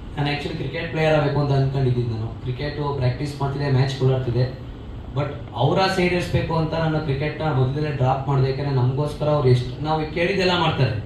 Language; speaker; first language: Kannada; native; Kannada